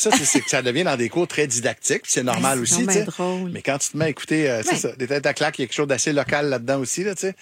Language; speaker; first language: French; native; French